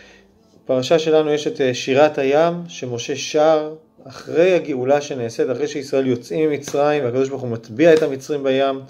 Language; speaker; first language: Hebrew; native; Hebrew